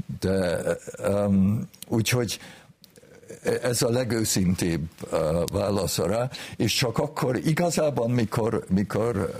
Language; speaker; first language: Hungarian; early bilingual, heritage; Hungarian